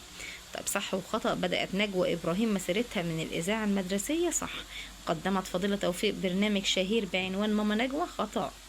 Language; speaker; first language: Arabic; native; Arabic